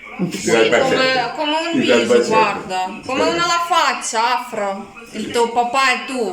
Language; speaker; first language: Italian; non-native, learner; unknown